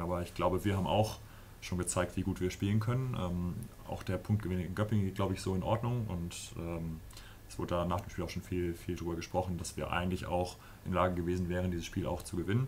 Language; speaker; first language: German; native; German